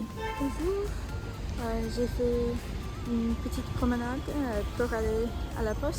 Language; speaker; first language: French; non-native, learner; English